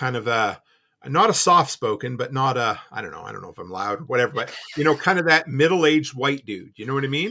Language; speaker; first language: English; native; English